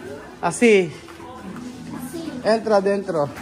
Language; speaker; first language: Spanish; non-native, learner; Filipino